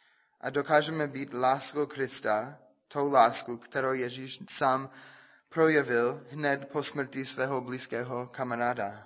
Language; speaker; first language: Czech; non-native, fluent; English